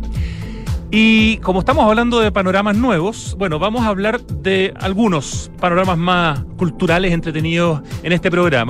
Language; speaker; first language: Spanish; native; Spanish